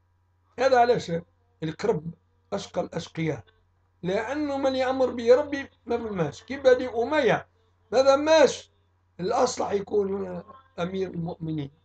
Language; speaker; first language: Arabic; native; Arabic